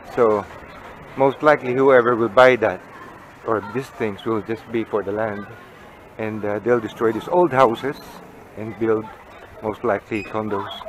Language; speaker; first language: English; non-native, local second language; Filipino